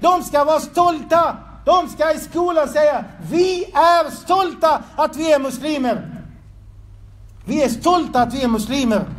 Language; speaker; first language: Swedish; non-native, fluent; Arabic